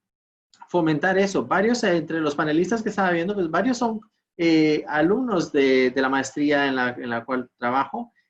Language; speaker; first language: Spanish; native; Spanish